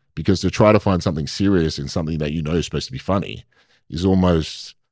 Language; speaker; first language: English; native; English